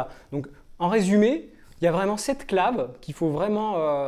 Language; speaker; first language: French; native; French